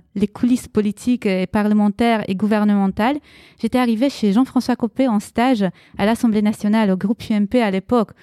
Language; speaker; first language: French; early bilingual, other home language; Romanian